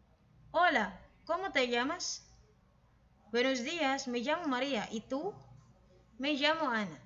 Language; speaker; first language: Spanish; non-native, fluent; Filipino